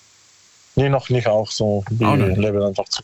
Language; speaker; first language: German; non-native, learner; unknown